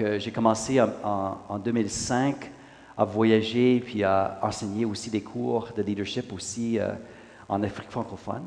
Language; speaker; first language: French; non-native, local second language; English